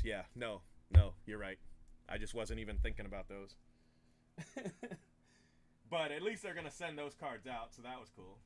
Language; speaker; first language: English; native; English